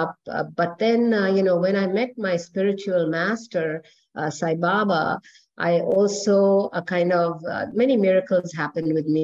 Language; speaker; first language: English; non-native, local second language; Hindi